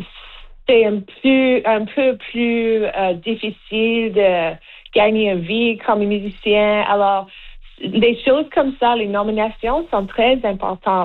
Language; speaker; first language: French; non-native, learner; English